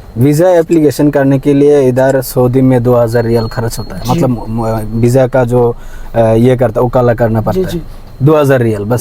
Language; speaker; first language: Hindi; non-native, fluent; Bangla